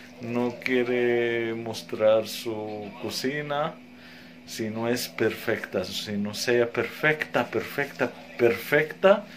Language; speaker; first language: Spanish; non-native, fluent; Arabic